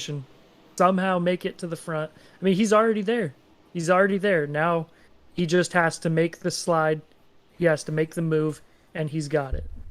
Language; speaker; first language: English; native; English